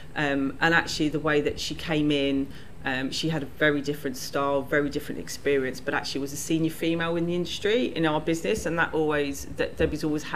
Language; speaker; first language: English; native; English